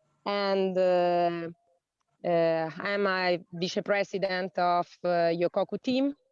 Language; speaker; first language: English; non-native, learner; Italian